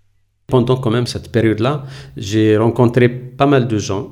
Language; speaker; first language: French; non-native, local second language; Arabic